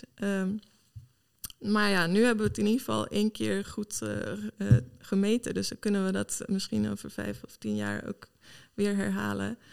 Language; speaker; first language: Dutch; non-native, fluent; Swedish